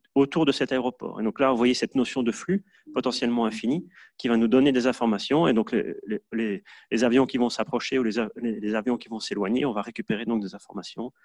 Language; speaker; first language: French; native; French